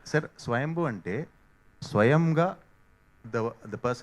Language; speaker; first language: Telugu; non-native, learner; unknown